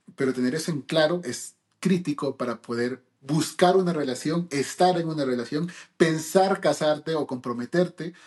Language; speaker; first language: Spanish; early bilingual, heritage; Spanish